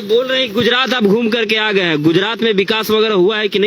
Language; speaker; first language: Hindi; native; Hindi